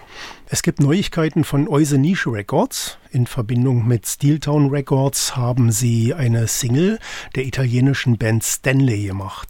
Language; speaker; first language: German; native; German